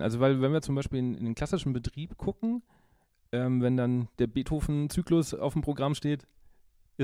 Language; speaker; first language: German; native; German